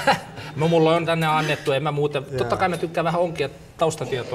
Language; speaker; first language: Finnish; native; Finnish